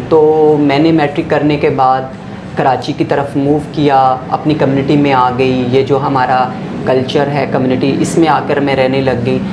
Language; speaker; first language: Hindi; non-native, local second language; Punjabi